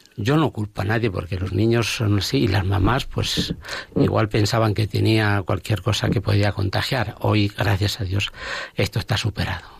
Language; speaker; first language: Spanish; native; Spanish